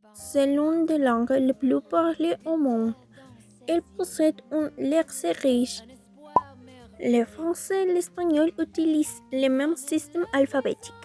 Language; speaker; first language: French; non-native, learner; Spanish